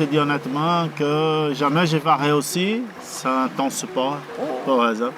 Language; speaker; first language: French; non-native, fluent; Portuguese